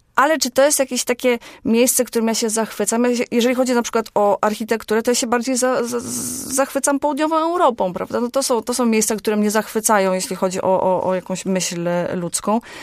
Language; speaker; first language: Polish; native; Polish